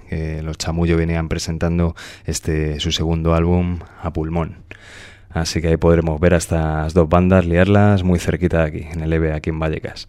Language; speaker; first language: Spanish; native; Spanish